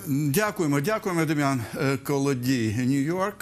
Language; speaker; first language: Ukrainian; native; Ukrainian